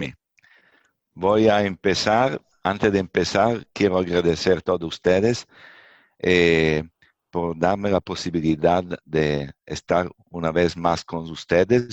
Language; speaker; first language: Spanish; non-native, fluent; Italian